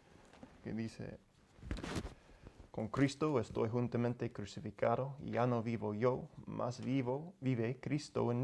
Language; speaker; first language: Spanish; non-native, learner; English